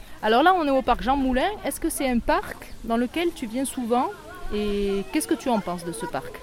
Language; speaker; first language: French; native; French